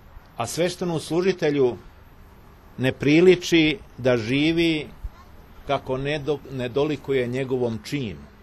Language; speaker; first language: Serbian; native; Serbian